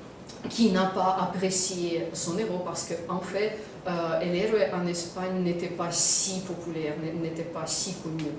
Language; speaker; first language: French; non-native, fluent; Russian